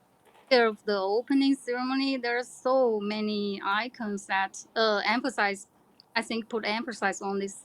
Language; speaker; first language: English; non-native, learner; Chinese